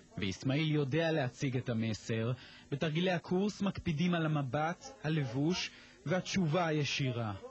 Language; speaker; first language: Hebrew; native; Hebrew